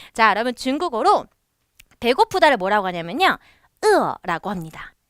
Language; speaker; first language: Korean; native; Korean